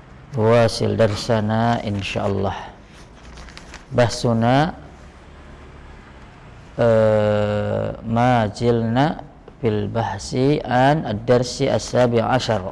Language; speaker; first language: Arabic; non-native, fluent; Indonesian